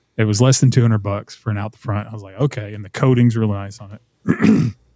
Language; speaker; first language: English; native; English